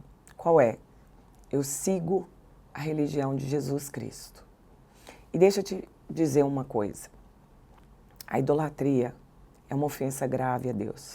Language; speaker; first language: Portuguese; native; Portuguese